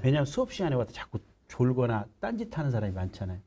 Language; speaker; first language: Korean; native; Korean